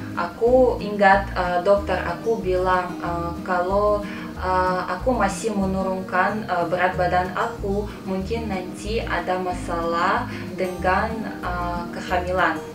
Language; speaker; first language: Indonesian; non-native, fluent; Russian